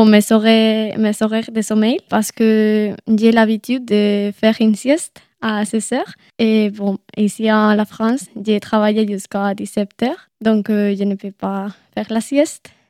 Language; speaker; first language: French; non-native, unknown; Spanish